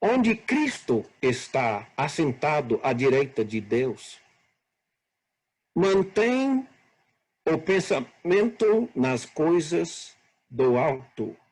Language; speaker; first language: Portuguese; non-native, fluent; English